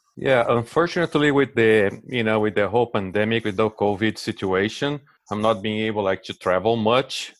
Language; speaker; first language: English; non-native, fluent; Portuguese